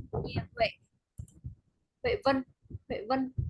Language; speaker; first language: English; non-native, learner; Vietnamese